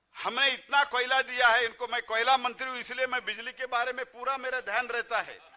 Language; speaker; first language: Hindi; non-native, local second language; Kannada